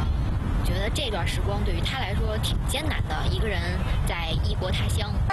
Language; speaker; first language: Chinese; native; Chinese